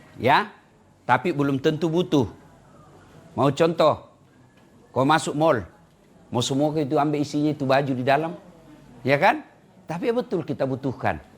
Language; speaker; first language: Indonesian; non-native, local second language; Buginese